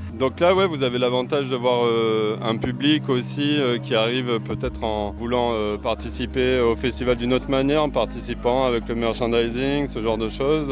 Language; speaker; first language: French; native; French